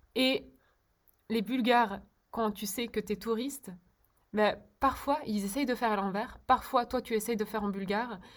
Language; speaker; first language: French; early bilingual, other home language; Czech